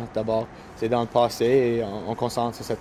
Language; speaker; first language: French; non-native, local second language; English